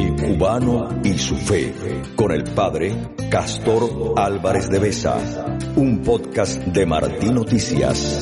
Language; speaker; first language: Spanish; native; Spanish